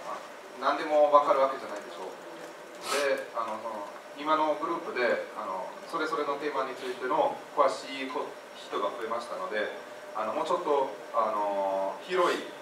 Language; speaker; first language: Japanese; non-native, fluent; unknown